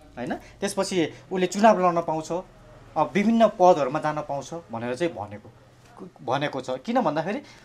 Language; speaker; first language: Nepali; native; Nepali